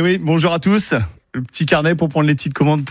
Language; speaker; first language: French; native; French